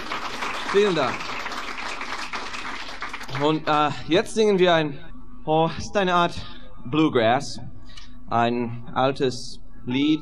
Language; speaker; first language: German; non-native, fluent; English